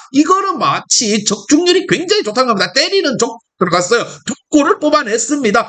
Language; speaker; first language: Korean; native; Korean